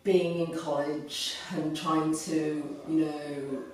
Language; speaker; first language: English; native; English